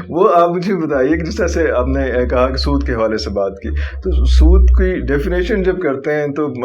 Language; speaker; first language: Urdu; native; Urdu